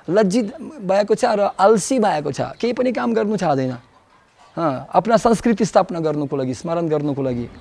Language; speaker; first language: Nepali; non-native, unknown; Russian